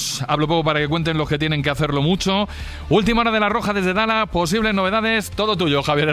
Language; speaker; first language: Spanish; native; Spanish